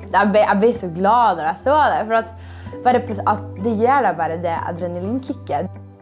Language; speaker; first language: Norwegian; native; Norwegian